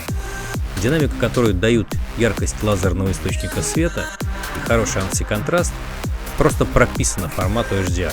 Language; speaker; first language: Russian; native; Russian